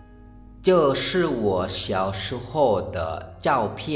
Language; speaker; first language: Chinese; non-native, fluent; Lao